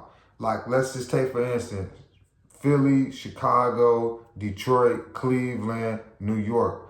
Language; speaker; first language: English; native; English